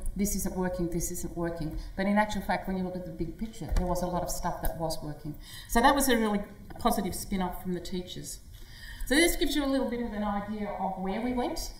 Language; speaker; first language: English; native; English